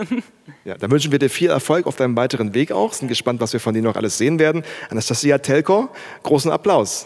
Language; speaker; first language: German; native; German